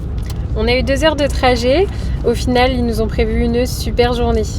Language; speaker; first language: French; native; French